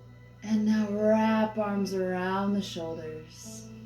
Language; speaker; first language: English; native; English